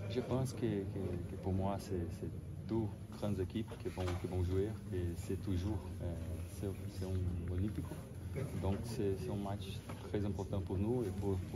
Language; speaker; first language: French; non-native, learner; Portuguese